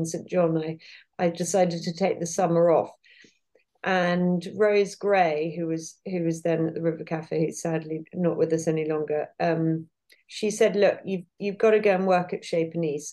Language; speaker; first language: English; native; English